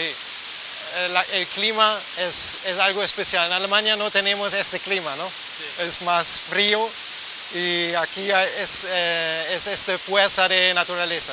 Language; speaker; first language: Spanish; non-native, learner; German